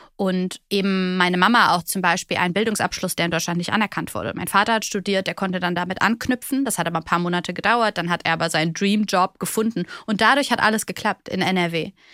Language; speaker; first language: German; early bilingual, other home language; Bulgarian